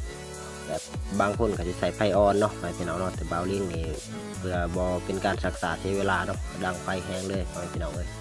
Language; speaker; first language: Thai; non-native, local second language; Lao